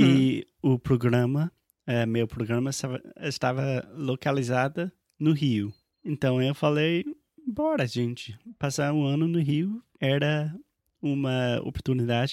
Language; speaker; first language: Portuguese; non-native, fluent; English